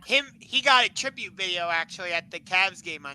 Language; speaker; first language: English; native; English